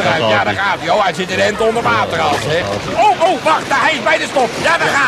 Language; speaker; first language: Dutch; native; Dutch